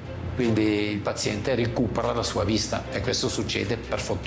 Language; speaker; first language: Italian; native; Italian